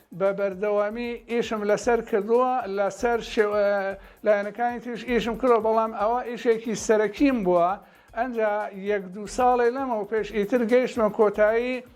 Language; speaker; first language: Central Kurdish; non-native, local second language; Gurani